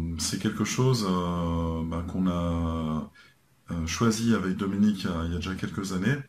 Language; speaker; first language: French; native; French